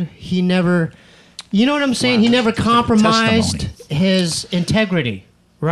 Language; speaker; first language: English; native; English